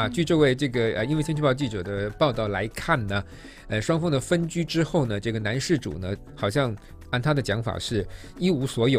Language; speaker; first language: Chinese; native; Chinese